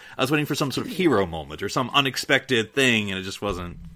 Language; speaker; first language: English; native; English